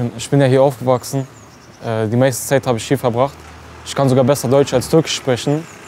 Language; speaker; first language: German; early bilingual, other home language; Turkish